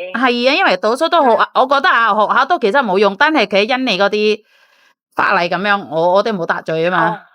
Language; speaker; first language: Cantonese; non-native, fluent; Indonesian